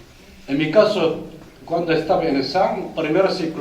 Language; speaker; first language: Spanish; non-native, learner; Korean